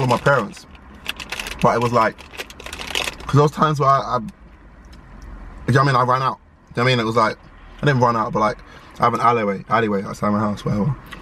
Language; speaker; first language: English; native; English